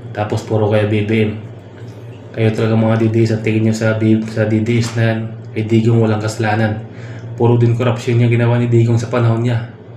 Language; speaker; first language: Filipino; native; Filipino